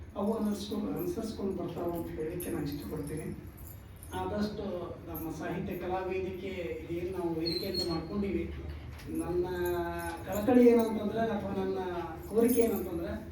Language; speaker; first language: Kannada; native; Kannada